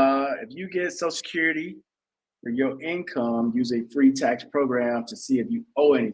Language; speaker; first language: English; native; English